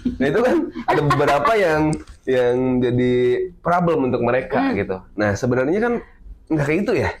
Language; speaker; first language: Indonesian; native; Indonesian